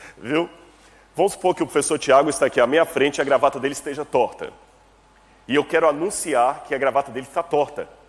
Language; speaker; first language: Portuguese; native; Portuguese